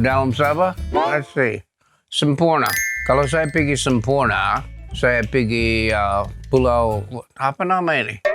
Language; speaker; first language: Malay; non-native, learner; English